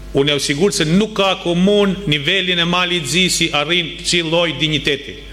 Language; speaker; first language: Albanian; native; Albanian